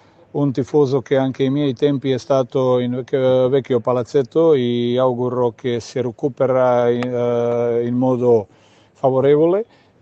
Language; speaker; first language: Italian; non-native, fluent; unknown